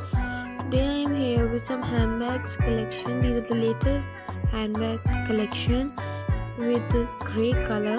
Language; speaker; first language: English; non-native, local second language; Urdu